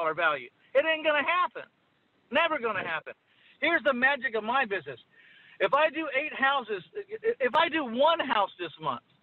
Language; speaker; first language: English; native; English